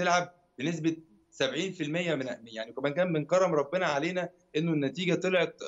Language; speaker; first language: Arabic; native; Arabic